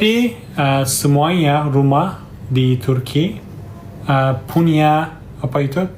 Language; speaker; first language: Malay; non-native, learner; Turkish